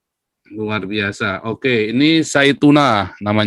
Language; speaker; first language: Indonesian; native; Indonesian